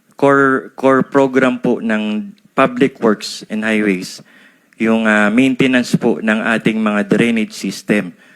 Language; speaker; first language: Filipino; native; Filipino